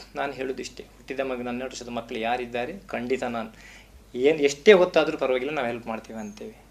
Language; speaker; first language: Kannada; non-native, local second language; Tulu